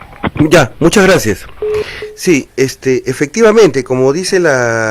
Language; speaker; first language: Spanish; native; Spanish